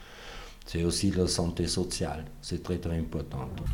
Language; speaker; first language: French; non-native, fluent; German